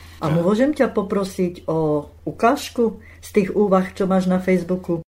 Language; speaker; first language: Slovak; native; Slovak